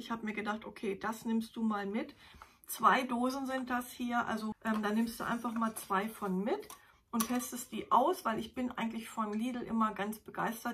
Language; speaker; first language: German; native; German